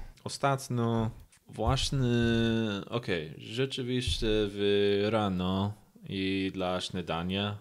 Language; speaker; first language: Polish; non-native, learner; English